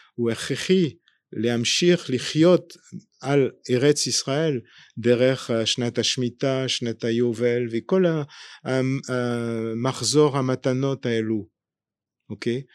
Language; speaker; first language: Hebrew; non-native, fluent; French